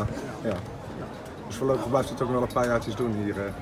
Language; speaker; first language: Dutch; native; Dutch